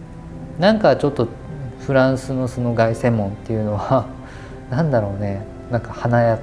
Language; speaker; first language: Japanese; native; Japanese